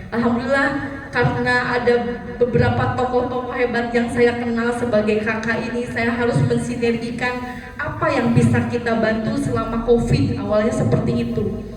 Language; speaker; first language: Indonesian; native; Indonesian